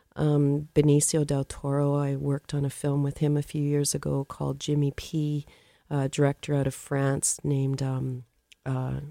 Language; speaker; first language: English; native; English